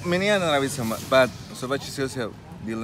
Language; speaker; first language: Russian; non-native, learner; Spanish